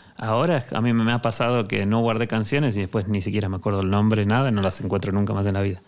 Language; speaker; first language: Spanish; native; Spanish